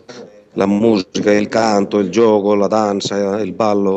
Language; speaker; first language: Italian; non-native, fluent; Catalan